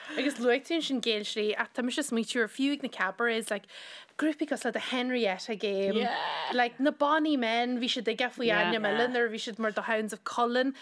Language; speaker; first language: Irish; native; Irish